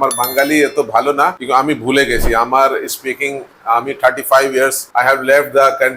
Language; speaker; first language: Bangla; non-native, local second language; Urdu